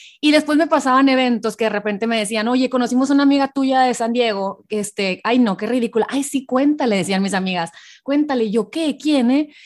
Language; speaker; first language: Spanish; native; Spanish